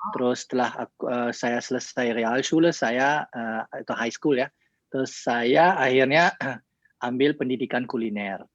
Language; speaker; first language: Indonesian; early bilingual, heritage; Indonesian